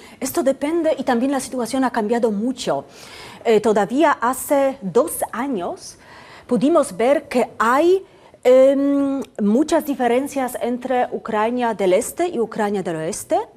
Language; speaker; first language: Spanish; non-native, fluent; Polish